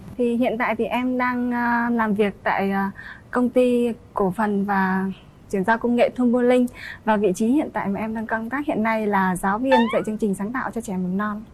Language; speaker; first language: Vietnamese; non-native, local second language; Muong